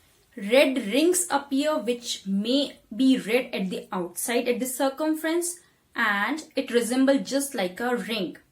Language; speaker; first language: English; non-native, local second language; Hindi